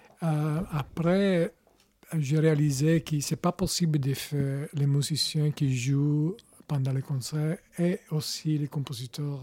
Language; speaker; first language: French; non-native, learner; Italian